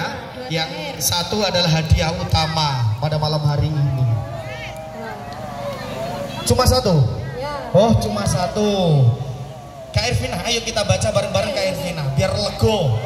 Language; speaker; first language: Indonesian; non-native, local second language; Javanese